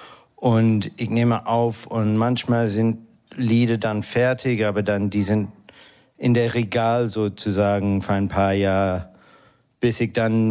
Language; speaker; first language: German; non-native, fluent; English